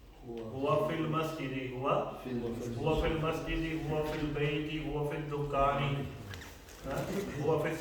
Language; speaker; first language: Arabic; non-native, fluent; Urdu